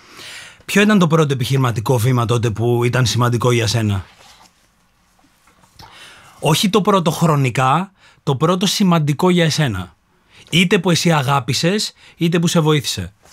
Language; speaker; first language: Greek; native; Greek